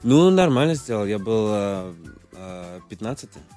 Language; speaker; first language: Russian; early bilingual, other home language; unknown